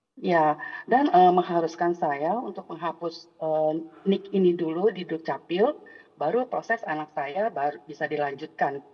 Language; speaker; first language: Indonesian; native; Indonesian